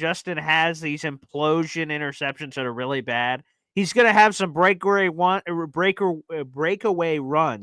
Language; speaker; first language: English; native; English